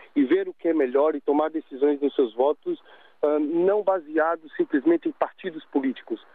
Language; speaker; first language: Portuguese; native; Portuguese